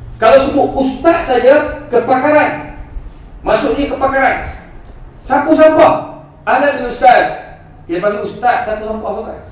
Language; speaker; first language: Malay; native; Malay